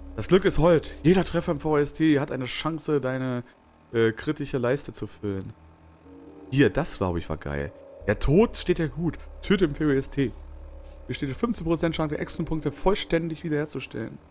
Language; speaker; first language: German; native; German